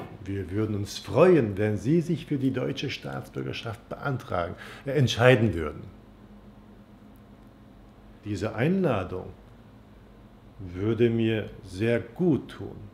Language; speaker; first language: German; non-native, fluent; Turkish